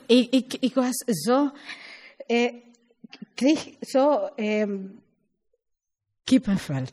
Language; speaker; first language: Dutch; non-native, learner; Spanish